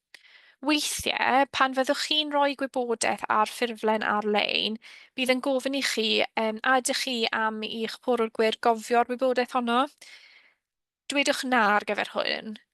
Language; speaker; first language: Welsh; native; Welsh